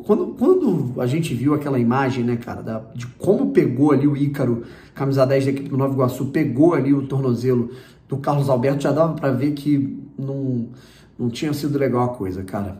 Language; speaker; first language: Portuguese; native; Portuguese